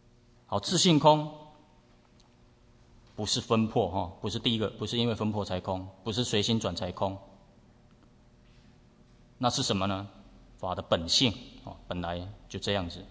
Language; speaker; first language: Chinese; native; Chinese